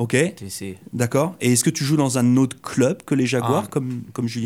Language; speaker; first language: French; native; French